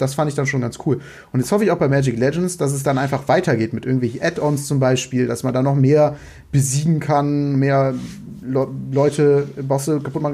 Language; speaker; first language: German; native; German